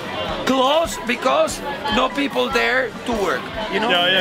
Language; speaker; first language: English; non-native, learner; Italian